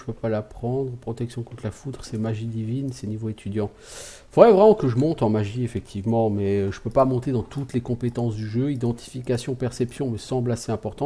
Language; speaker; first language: French; native; French